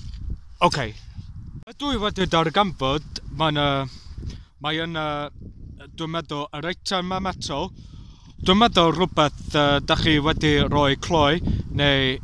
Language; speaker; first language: Welsh; non-native, learner; English